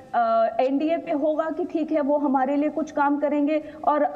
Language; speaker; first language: Hindi; native; Hindi